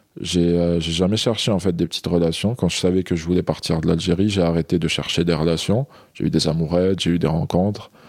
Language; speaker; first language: French; non-native, local second language; Kabyle